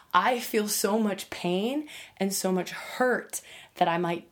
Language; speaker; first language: English; native; English